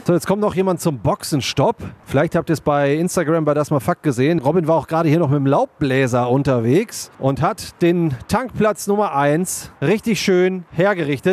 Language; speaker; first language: German; native; German